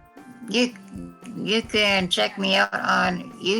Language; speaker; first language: English; native; English